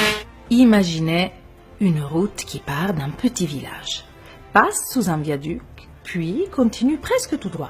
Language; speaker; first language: French; native; French